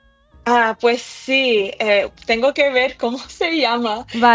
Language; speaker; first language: Spanish; early bilingual, heritage; English